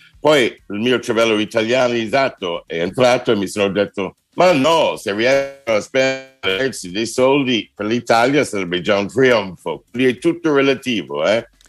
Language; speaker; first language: Italian; non-native, fluent; English